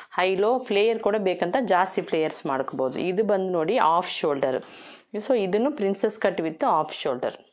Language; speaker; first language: Kannada; non-native, local second language; Tamil